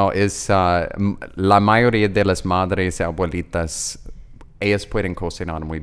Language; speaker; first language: Spanish; non-native, learner; English